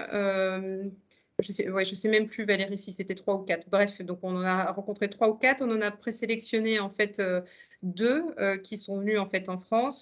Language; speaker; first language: French; native; French